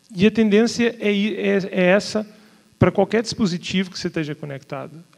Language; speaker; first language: Portuguese; native; Portuguese